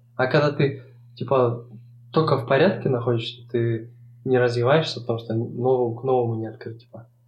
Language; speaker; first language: Russian; non-native, local second language; Kazakh